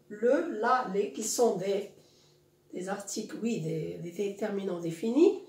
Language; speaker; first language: French; non-native, local second language; Arabic